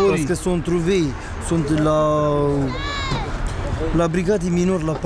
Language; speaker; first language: French; non-native, learner; Romanian